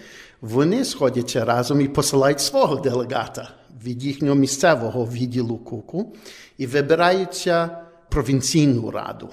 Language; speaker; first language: Ukrainian; early bilingual, heritage; Ukrainian